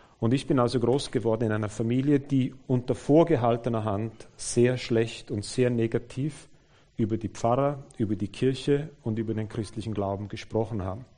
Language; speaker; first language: German; native; German